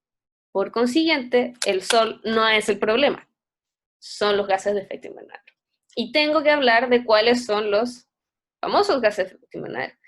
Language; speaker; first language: Spanish; native; Spanish